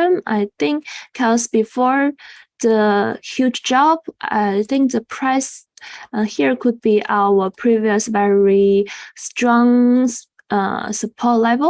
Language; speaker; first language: English; non-native, fluent; Chinese